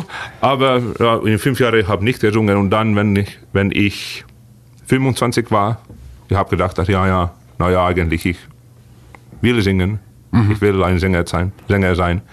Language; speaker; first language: German; non-native, fluent; Finnish